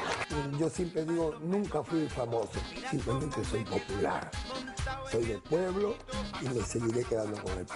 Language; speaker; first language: Spanish; native; Spanish